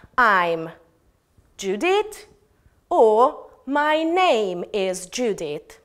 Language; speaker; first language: English; non-native, fluent; Hungarian